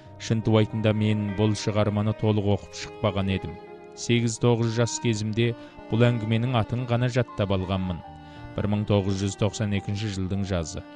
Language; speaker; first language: Kazakh; native; Kazakh